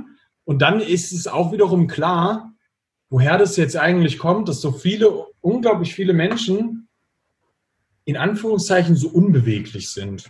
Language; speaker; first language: German; native; German